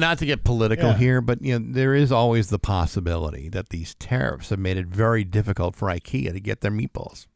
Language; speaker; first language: English; native; English